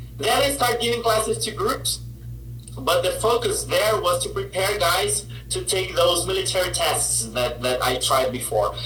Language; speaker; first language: English; non-native, fluent; Portuguese